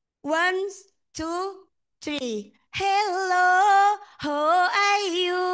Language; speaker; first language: English; non-native, fluent; Indonesian